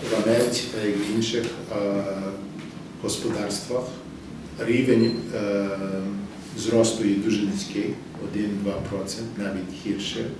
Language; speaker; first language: Ukrainian; early bilingual, heritage; English